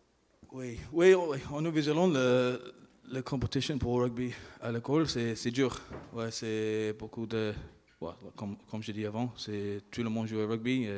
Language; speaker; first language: French; non-native, learner; English